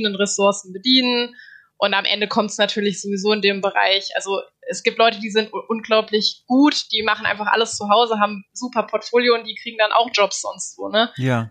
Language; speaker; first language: German; native; German